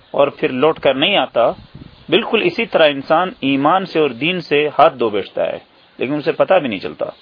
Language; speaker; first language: Urdu; native; Urdu